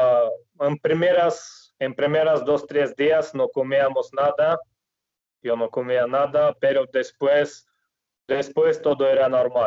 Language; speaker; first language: Spanish; non-native, fluent; Russian